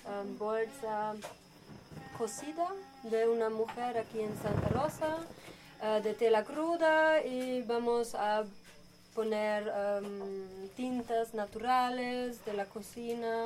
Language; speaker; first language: Spanish; non-native, learner; German